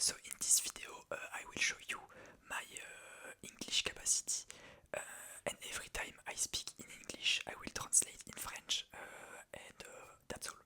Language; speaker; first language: English; non-native, learner; French